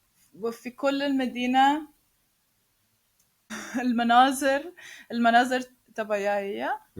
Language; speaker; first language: Arabic; non-native, learner; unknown